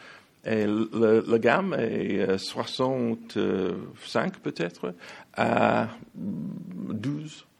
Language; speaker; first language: French; non-native, learner; English